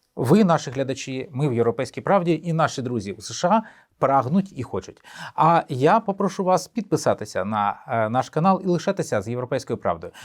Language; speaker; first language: Ukrainian; native; Ukrainian